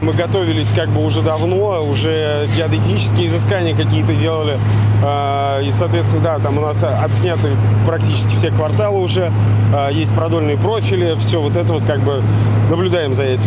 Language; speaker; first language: Russian; native; Russian